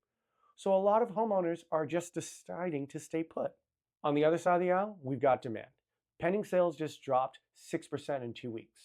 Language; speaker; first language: English; native; English